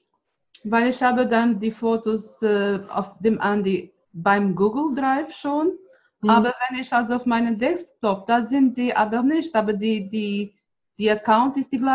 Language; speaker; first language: German; non-native, fluent; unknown